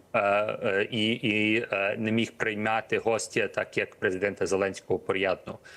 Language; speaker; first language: Ukrainian; early bilingual, heritage; Ukrainian